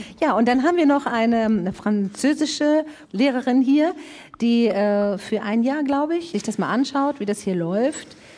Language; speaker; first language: German; native; German